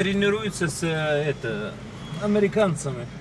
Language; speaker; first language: Russian; non-native, fluent; Arabic